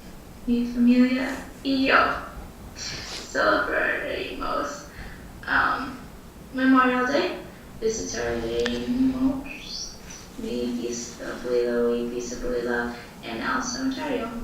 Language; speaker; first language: Spanish; non-native, learner; English